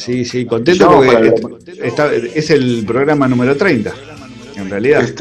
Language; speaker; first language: Spanish; native; Spanish